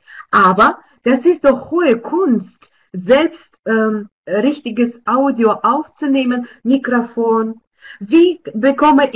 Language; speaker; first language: German; non-native, fluent; Russian